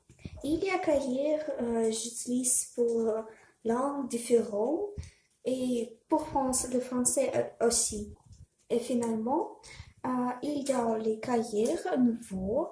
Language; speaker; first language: French; non-native, learner; Russian